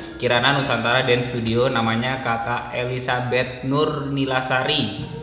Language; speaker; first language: Indonesian; native; Indonesian